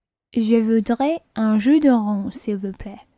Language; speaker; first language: French; non-native, learner; English